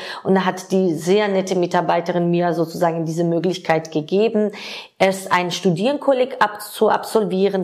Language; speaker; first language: German; non-native, fluent; Georgian